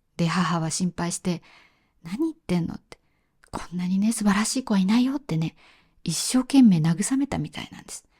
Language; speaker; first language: Japanese; native; Japanese